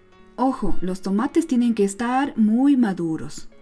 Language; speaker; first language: Spanish; native; Spanish